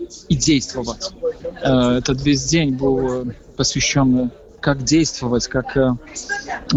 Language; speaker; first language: Russian; non-native, fluent; Polish